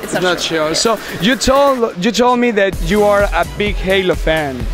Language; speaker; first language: English; non-native, fluent; Spanish